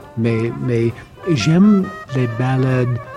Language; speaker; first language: French; non-native, learner; English